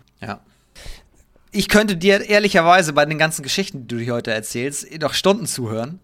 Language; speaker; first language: German; native; German